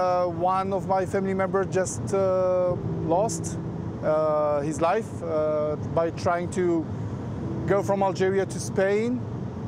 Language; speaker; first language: English; non-native, fluent; Arabic